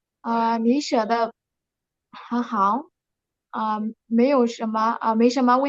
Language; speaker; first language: Chinese; non-native, learner; Burmese